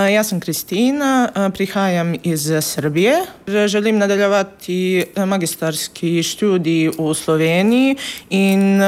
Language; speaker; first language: Slovenian; non-native, learner; Serbian